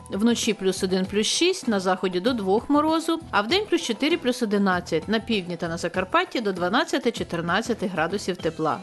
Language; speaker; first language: Ukrainian; native; Ukrainian